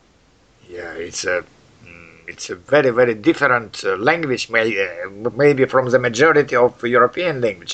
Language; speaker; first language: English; non-native, learner; Russian